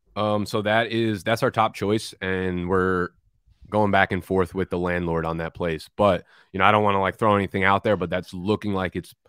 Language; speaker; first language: English; native; English